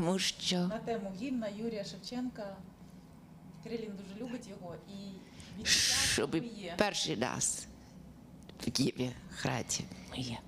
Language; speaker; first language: Ukrainian; non-native, learner; English